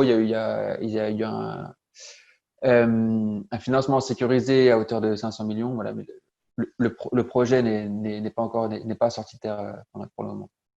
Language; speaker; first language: French; native; French